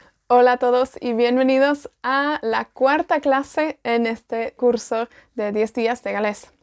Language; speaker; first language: Spanish; non-native, fluent; Welsh